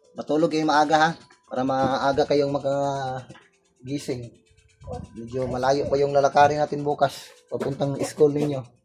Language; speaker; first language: Filipino; non-native, local second language; Cebuano